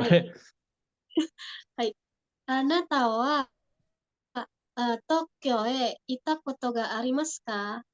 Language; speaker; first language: Japanese; non-native, learner; Indonesian